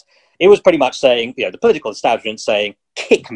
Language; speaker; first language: English; native; English